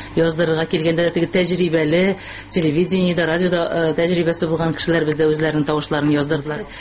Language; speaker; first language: Tatar; native; Tatar